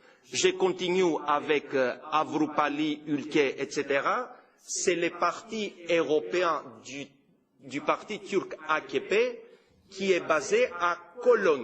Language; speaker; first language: French; non-native, fluent; Greek